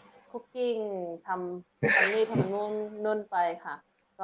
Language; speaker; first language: Thai; early bilingual, heritage; Thai